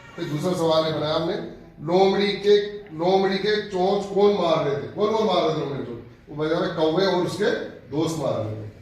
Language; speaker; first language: Hindi; native; Hindi